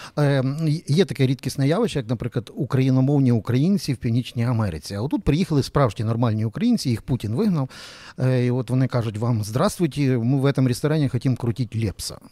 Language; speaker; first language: Ukrainian; native; Ukrainian